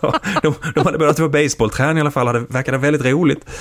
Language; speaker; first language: Swedish; native; Swedish